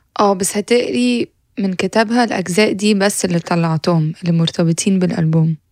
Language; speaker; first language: Arabic; native; Arabic